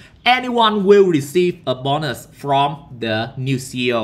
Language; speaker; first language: English; non-native, fluent; Vietnamese